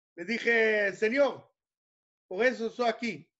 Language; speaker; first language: Spanish; non-native, fluent; Hebrew